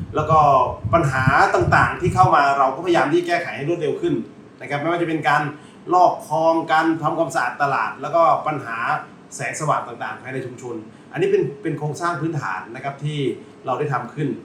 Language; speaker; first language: Thai; native; Thai